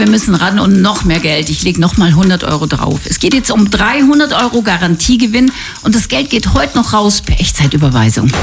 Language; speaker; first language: German; native; German